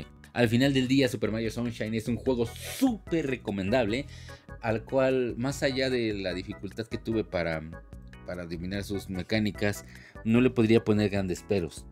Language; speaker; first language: Spanish; native; Spanish